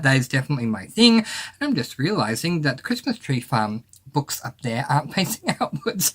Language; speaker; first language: English; native; English